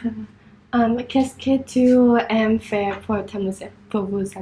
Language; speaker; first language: French; non-native, learner; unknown